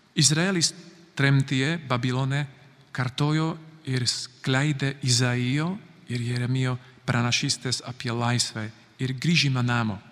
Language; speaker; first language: Lithuanian; non-native, learner; Slovak